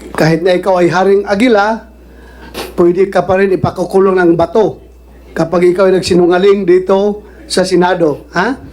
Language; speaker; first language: Filipino; non-native, local second language; Cebuano